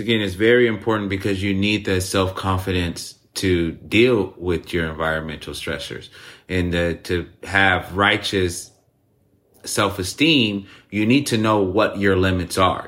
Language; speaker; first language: English; native; English